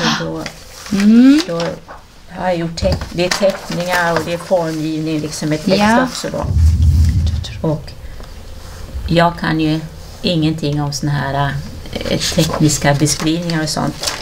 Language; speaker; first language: Swedish; native; Swedish